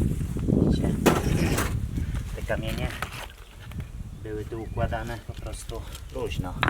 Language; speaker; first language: Polish; native; Polish